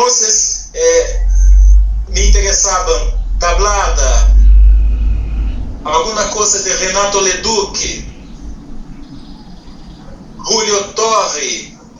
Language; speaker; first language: Spanish; non-native, learner; Portuguese